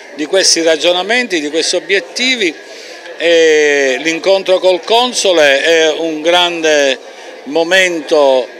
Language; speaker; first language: Italian; native; Italian